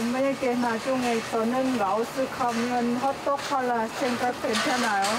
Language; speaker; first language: Korean; non-native, learner; Lao